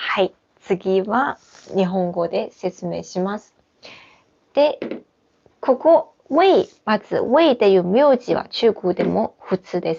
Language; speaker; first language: Japanese; non-native, fluent; Chinese